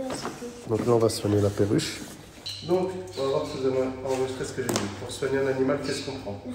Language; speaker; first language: French; native; French